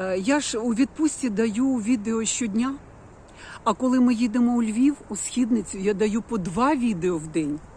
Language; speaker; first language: Ukrainian; non-native, local second language; Russian